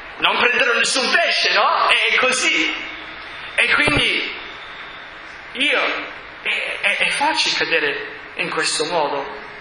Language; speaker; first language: Italian; non-native, fluent; English